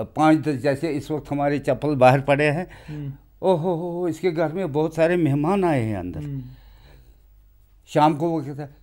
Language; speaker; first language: Hindi; non-native, local second language; Kashmiri